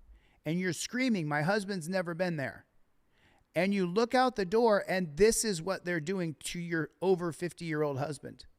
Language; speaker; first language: English; native; English